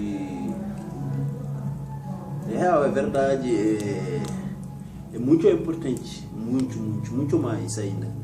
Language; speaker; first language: Portuguese; non-native, learner; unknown